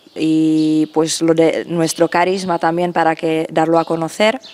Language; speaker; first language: Spanish; non-native, fluent; Czech